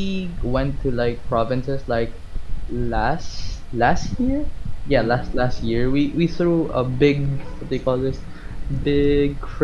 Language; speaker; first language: English; non-native, local second language; Filipino